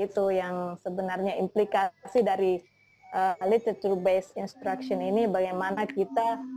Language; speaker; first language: Indonesian; native; Indonesian